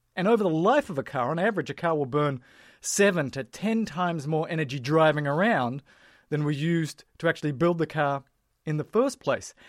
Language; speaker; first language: English; native; English